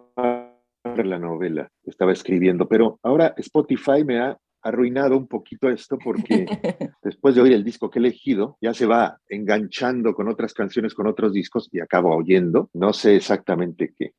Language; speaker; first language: Spanish; native; Spanish